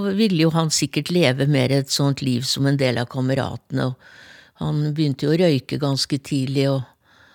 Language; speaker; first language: Norwegian; native; Norwegian